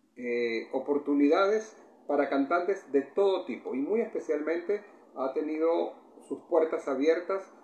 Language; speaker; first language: Spanish; native; Spanish